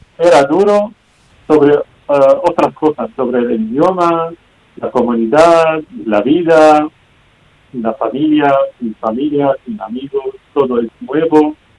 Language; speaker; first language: Spanish; non-native, learner; Arabic